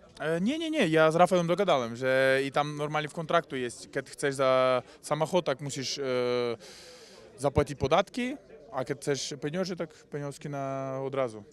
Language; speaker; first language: Polish; non-native, learner; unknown